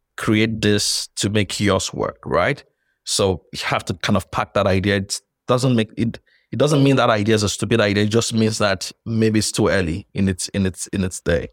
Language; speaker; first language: English; non-native, local second language; Yoruba